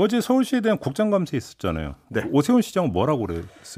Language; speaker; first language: Korean; native; Korean